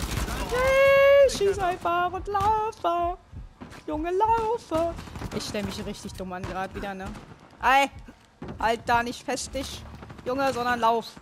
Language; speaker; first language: German; native; German